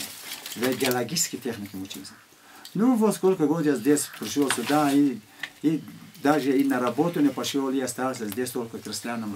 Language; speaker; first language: Russian; non-native, local second language; Tajik